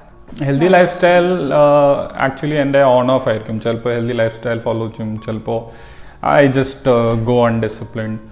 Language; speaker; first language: Malayalam; early bilingual, heritage; Malayalam